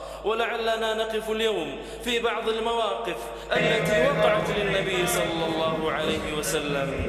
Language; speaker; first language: Arabic; non-native, learner; Pashto